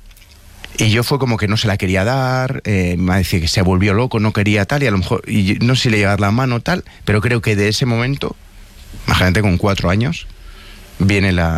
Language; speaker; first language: Spanish; native; Spanish